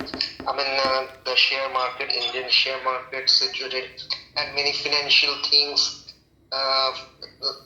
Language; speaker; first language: English; non-native, local second language; Bangla